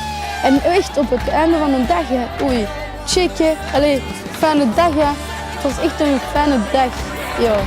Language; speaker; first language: Dutch; non-native, local second language; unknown